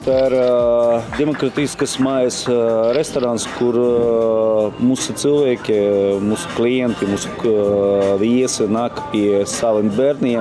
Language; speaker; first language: Latvian; non-native, local second language; Russian